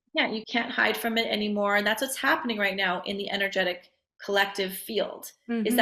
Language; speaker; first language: English; native; English